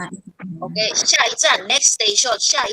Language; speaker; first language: Chinese; non-native, fluent; Filipino